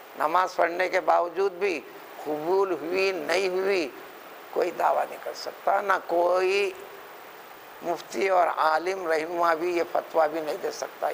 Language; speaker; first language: Urdu; native; Urdu